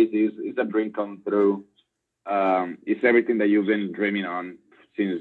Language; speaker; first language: English; non-native, fluent; Spanish